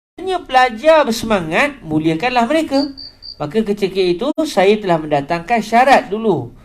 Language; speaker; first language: Malay; native; Malay